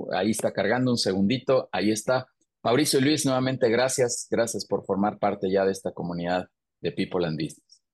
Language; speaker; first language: Spanish; native; Spanish